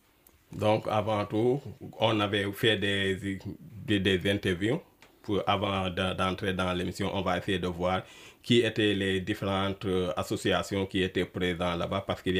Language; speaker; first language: French; non-native, local second language; Wolof